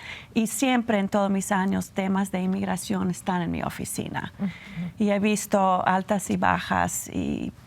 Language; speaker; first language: Spanish; non-native, fluent; English